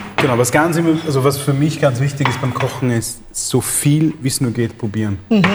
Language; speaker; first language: German; early bilingual, other home language; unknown